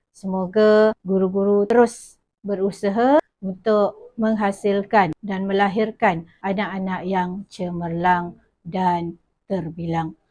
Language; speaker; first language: Malay; native; Malay